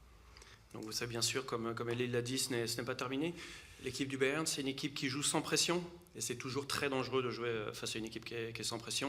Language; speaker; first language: French; native; French